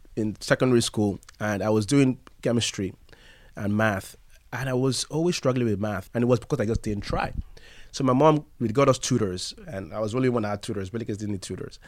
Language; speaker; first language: English; non-native, local second language; Yoruba